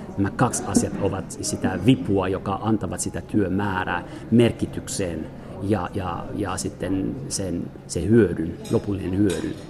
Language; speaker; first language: Finnish; non-native, fluent; French